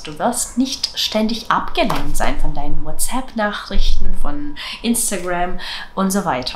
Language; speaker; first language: German; non-native, fluent; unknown